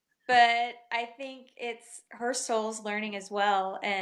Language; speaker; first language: English; native; English